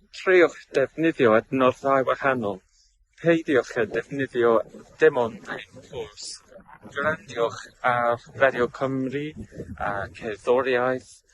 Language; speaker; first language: Welsh; non-native, learner; English